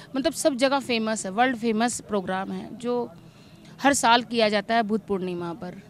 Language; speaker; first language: Hindi; native; Hindi